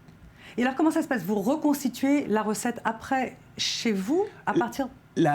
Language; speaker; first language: French; native; French